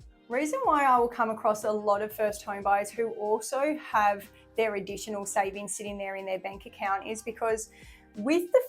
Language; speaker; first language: English; native; English